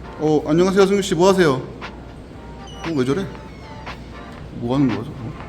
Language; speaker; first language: Korean; native; Korean